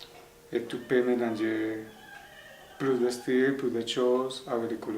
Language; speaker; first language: French; non-native, fluent; Spanish